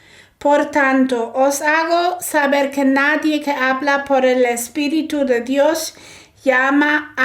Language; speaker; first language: Spanish; non-native, fluent; German